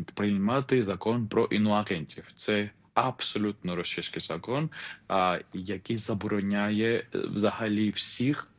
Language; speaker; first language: Ukrainian; non-native, fluent; Georgian